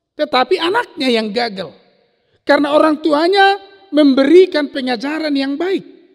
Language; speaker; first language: Indonesian; non-native, local second language; Batak Toba